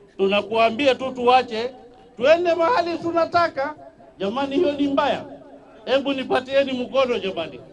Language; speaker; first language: Swahili; non-native, local second language; Somali